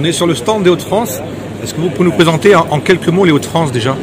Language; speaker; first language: French; native; French